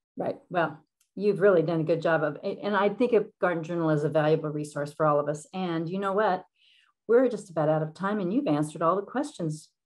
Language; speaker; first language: English; native; English